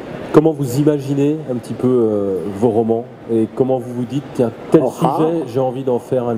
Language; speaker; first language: French; native; French